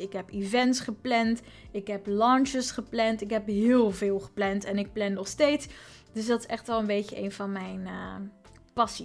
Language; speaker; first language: Dutch; native; Dutch